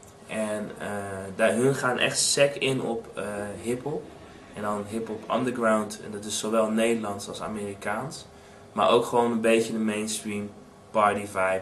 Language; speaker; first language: Dutch; native; Dutch